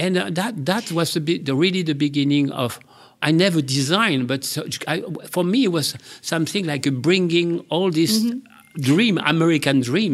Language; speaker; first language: English; non-native, learner; French